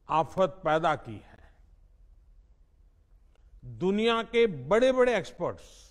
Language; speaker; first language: Hindi; non-native, local second language; Gujarati